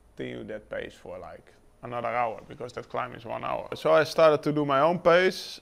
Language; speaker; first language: English; non-native, fluent; Dutch